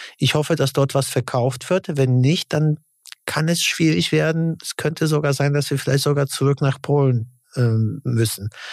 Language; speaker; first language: German; early bilingual, other home language; Polish